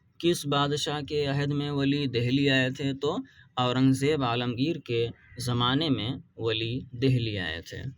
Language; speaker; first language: Urdu; native; Urdu